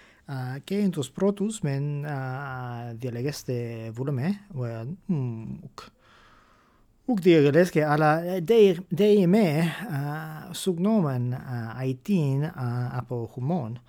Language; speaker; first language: Greek; non-native, fluent; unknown